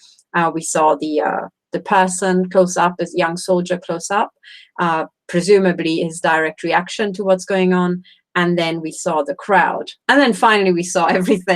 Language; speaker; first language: English; non-native, fluent; Romanian